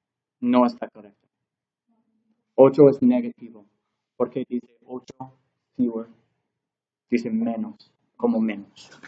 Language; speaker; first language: Spanish; non-native, learner; English